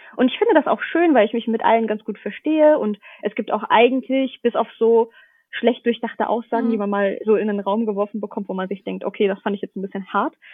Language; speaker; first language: German; early bilingual, other home language; Russian